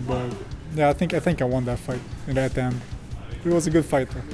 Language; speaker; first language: English; non-native, fluent; Swedish